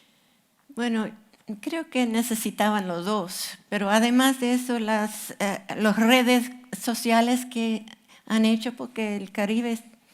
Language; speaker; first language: Spanish; non-native, fluent; English